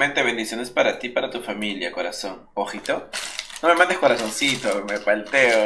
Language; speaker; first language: Spanish; native; Spanish